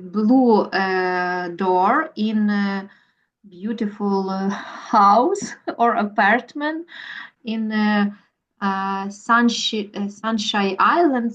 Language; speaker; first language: English; non-native, learner; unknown